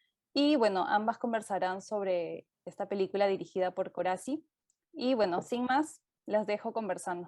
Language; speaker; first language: Spanish; native; Spanish